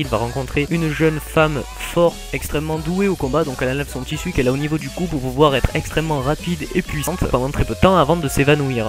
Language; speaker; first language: French; native; French